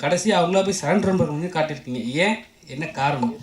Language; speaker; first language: Tamil; native; Tamil